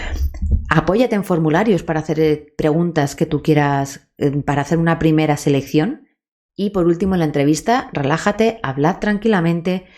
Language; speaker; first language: Spanish; native; Spanish